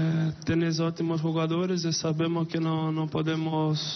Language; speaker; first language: Spanish; non-native, fluent; Portuguese